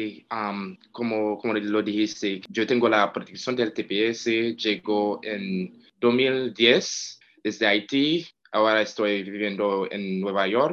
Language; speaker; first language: Spanish; non-native, fluent; Haitian Creole